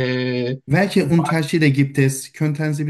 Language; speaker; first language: German; non-native, learner; Turkish